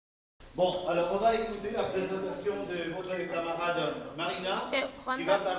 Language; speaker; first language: French; non-native, fluent; Spanish